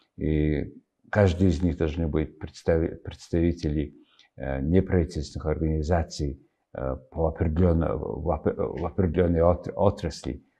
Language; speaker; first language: Russian; non-native, fluent; Mongolian